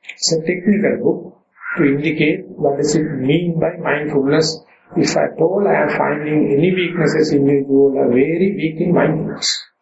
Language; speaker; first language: English; non-native, local second language; Sinhala